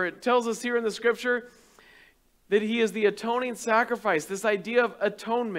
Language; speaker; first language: English; native; English